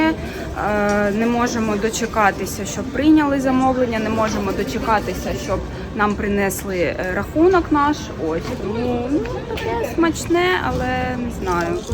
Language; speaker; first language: Ukrainian; non-native, local second language; Russian